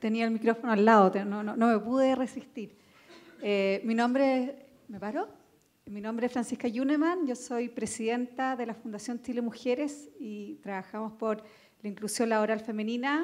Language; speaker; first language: Spanish; native; Spanish